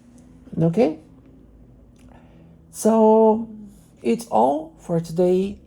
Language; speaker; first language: English; non-native, learner; Portuguese